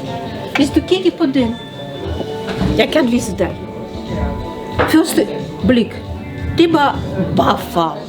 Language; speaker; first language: Danish; non-native, learner; Russian